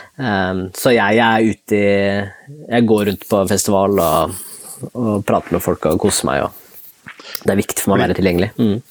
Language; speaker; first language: Norwegian; early bilingual, other home language; Spanish